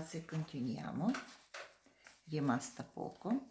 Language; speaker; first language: Italian; non-native, learner; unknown